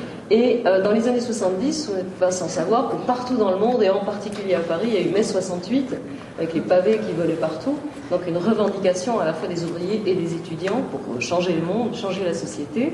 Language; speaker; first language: French; native; French